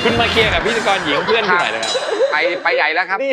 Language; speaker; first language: Thai; native; Thai